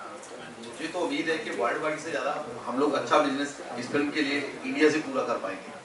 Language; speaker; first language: Hindi; non-native, local second language; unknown